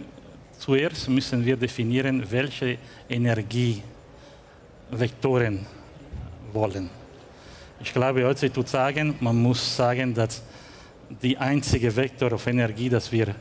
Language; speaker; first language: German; non-native, learner; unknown